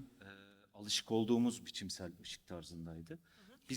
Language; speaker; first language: Turkish; native; Turkish